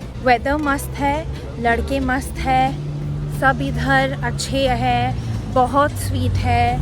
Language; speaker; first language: Hindi; non-native, local second language; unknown